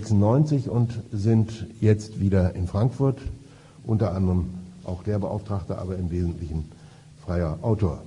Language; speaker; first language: German; native; German